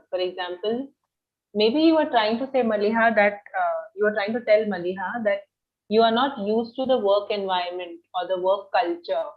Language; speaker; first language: English; non-native, local second language; Hindi